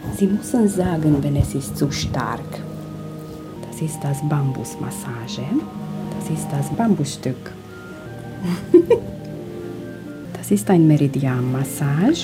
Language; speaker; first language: German; non-native, learner; Hungarian